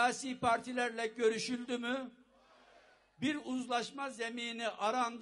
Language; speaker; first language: Turkish; native; Turkish